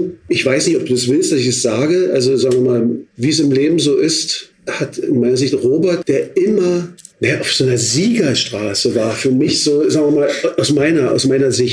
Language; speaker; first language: German; native; German